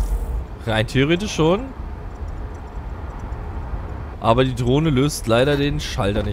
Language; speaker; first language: German; native; German